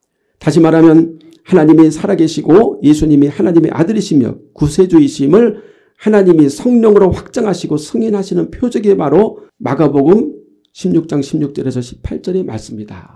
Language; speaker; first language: Korean; native; Korean